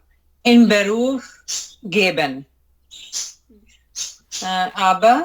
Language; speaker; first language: German; non-native, learner; Urdu